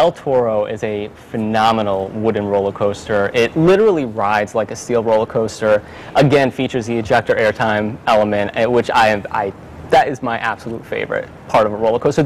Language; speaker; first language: English; native; English